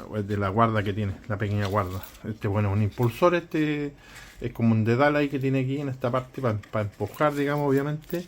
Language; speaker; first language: Spanish; native; Spanish